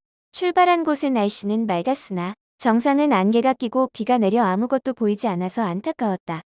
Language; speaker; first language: Korean; native; Korean